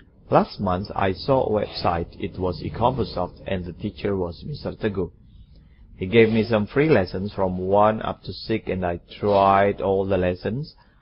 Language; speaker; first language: English; non-native, fluent; Indonesian